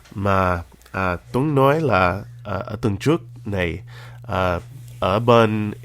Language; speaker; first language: Vietnamese; early bilingual, heritage; Vietnamese